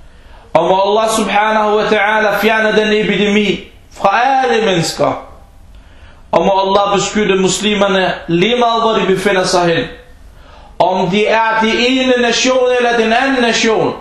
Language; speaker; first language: Danish; non-native, local second language; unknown